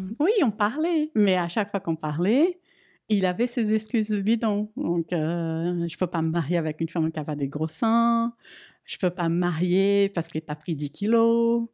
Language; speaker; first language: French; non-native, fluent; Portuguese